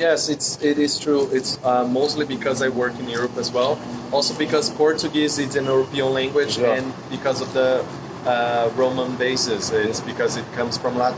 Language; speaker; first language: English; non-native, fluent; Portuguese